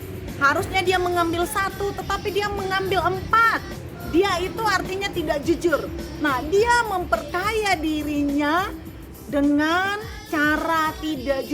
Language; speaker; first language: Indonesian; native; Indonesian